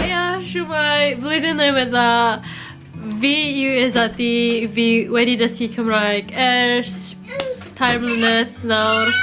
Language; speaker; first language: Welsh; non-native, learner; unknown